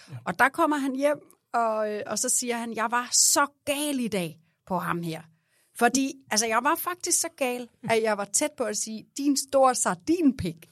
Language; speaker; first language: Danish; native; Danish